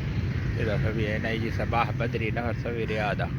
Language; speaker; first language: Arabic; non-native, learner; Urdu